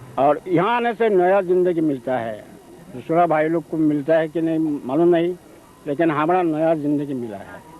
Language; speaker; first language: Hindi; non-native, local second language; Assamese